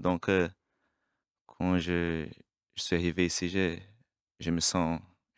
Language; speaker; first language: French; non-native, learner; Portuguese